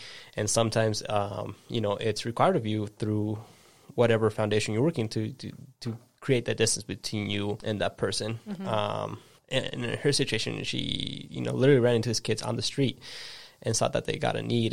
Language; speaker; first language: English; early bilingual, other home language; Spanish